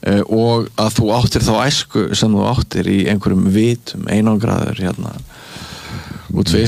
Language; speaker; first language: Icelandic; native; Icelandic